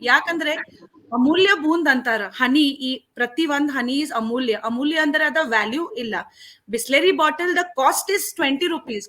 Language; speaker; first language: Kannada; non-native, local second language; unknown